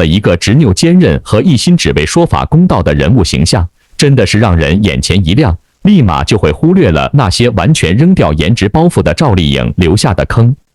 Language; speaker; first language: Chinese; native; Chinese